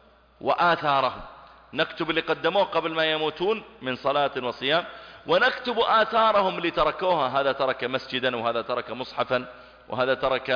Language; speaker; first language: Arabic; native; Arabic